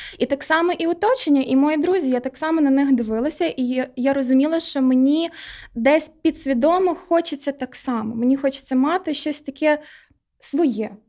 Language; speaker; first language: Ukrainian; non-native, local second language; Russian